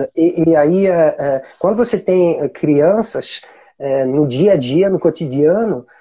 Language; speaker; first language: Portuguese; non-native, fluent; French